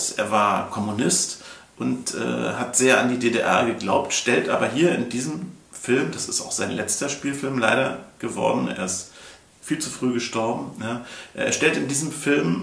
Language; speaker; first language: German; native; German